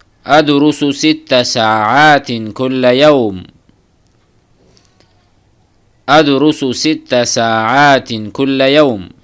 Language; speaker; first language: Arabic; non-native, fluent; Urdu